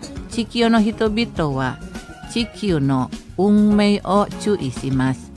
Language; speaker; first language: Japanese; non-native, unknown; Indonesian